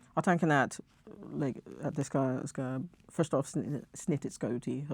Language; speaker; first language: Swedish; non-native, fluent; English